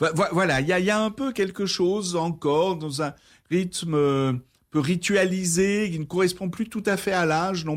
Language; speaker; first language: French; native; French